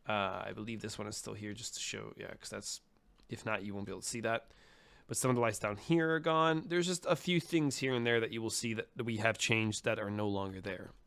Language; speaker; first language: English; native; English